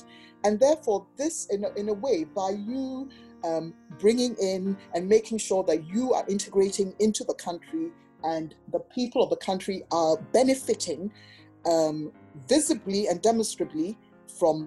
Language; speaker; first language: English; non-native, local second language; Akan